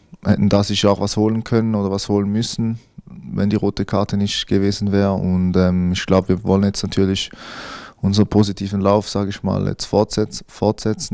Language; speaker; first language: German; native; German